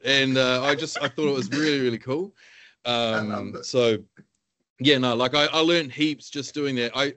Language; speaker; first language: English; native; English